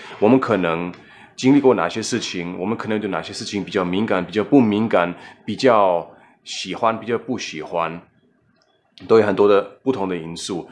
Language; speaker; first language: Chinese; non-native, fluent; German